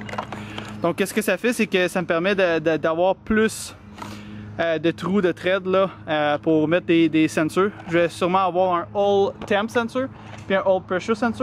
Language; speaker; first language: French; native; French